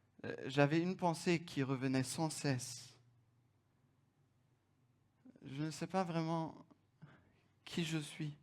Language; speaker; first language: French; non-native, fluent; German